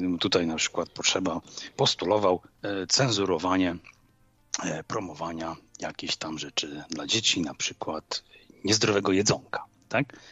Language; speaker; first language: Polish; native; Polish